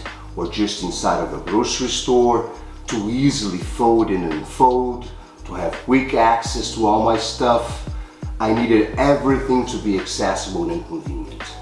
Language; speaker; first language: English; non-native, fluent; Portuguese